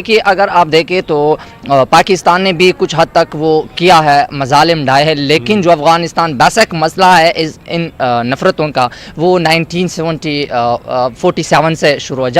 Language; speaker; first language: Hindi; non-native, local second language; Pashto